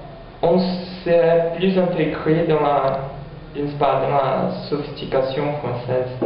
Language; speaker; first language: French; non-native, fluent; Portuguese